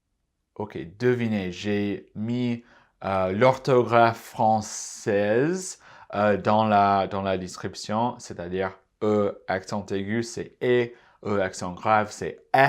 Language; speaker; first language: French; non-native, fluent; English